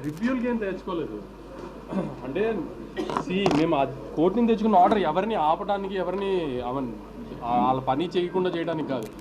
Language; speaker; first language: Telugu; native; Telugu